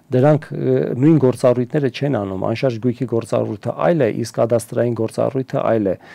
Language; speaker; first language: Armenian; early bilingual, heritage; Armenian